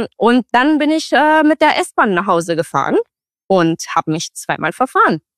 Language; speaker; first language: German; non-native, fluent; Romanian